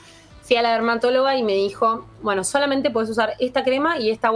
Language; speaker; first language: Spanish; native; Spanish